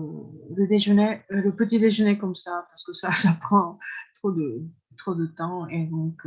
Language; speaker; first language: French; non-native, fluent; Japanese